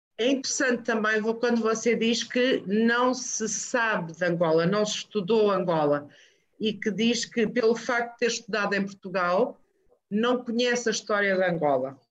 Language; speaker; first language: Portuguese; native; Portuguese